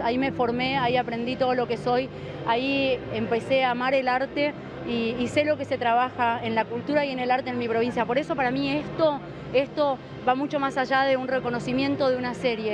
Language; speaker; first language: Spanish; native; Spanish